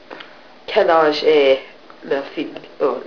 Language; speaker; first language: French; non-native, learner; English